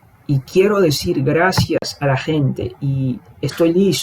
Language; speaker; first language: Spanish; non-native, fluent; Portuguese